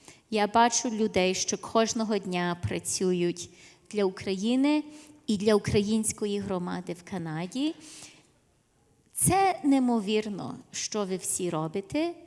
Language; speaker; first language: Ukrainian; early bilingual, heritage; Ukrainian